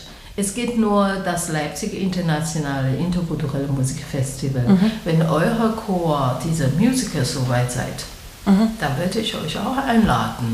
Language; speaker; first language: German; non-native, learner; Chinese